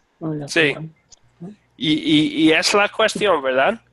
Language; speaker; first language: Spanish; non-native, fluent; English